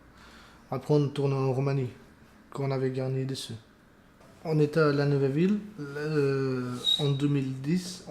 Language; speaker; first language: French; non-native, learner; Romanian